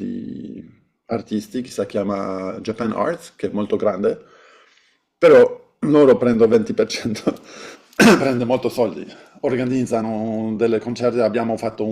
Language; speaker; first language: Italian; non-native, fluent; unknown